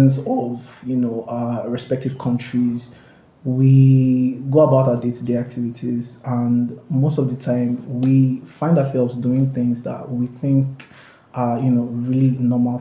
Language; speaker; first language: English; non-native, local second language; Ibibio